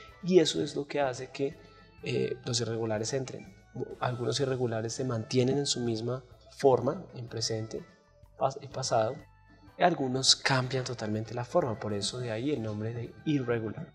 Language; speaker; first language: Spanish; native; Spanish